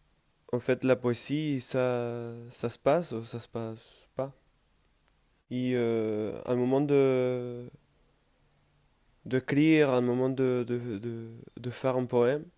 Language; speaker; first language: French; non-native, learner; Spanish